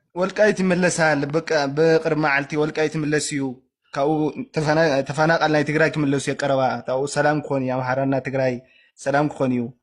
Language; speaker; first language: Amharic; non-native, local second language; Tigrinya